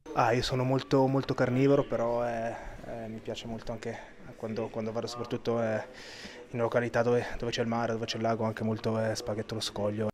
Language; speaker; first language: Italian; native; Italian